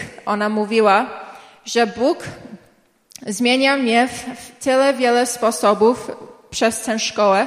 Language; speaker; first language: Polish; early bilingual, heritage; English